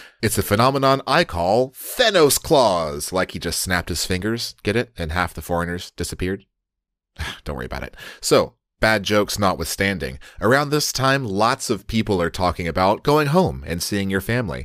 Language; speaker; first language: English; native; English